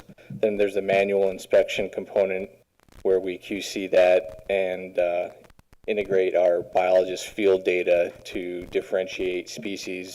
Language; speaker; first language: English; native; English